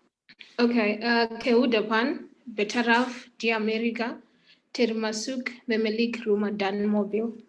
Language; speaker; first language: Indonesian; non-native, learner; English